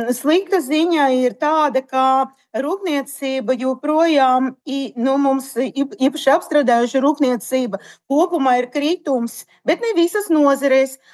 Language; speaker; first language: Latvian; non-native, local second language; Russian